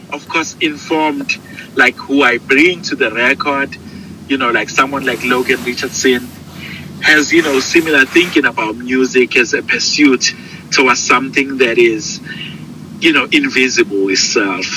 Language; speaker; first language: English; non-native, local second language; Zulu